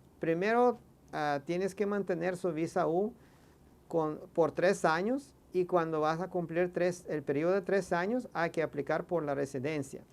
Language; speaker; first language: Spanish; non-native, fluent; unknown